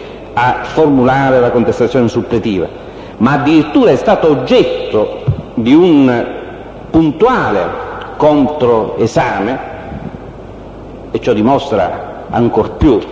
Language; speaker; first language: Italian; native; Italian